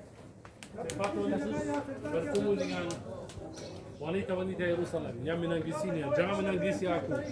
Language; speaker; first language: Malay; non-native, fluent; Arabic